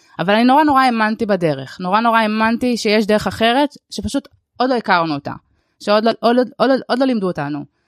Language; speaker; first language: Hebrew; early bilingual, other home language; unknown